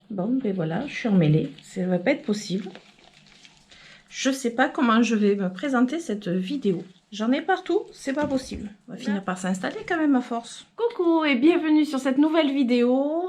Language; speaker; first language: French; native; French